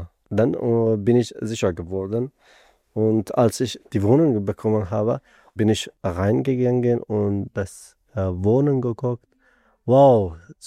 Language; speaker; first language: German; non-native, learner; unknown